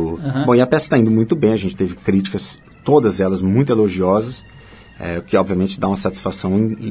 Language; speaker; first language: Portuguese; native; Portuguese